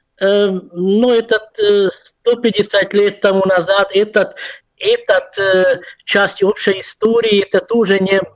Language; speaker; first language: Russian; non-native, fluent; Hungarian